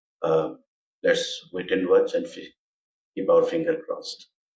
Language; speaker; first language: English; non-native, local second language; Bangla